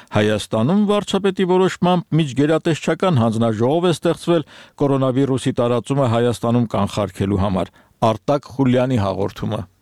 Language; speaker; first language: Armenian; native; Armenian